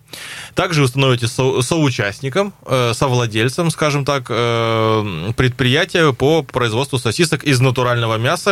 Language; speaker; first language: Russian; native; Russian